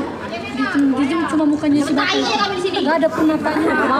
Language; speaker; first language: Indonesian; native; Indonesian